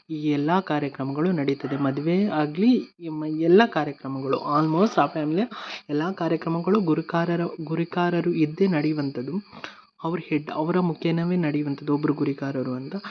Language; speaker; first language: Kannada; non-native, local second language; Tulu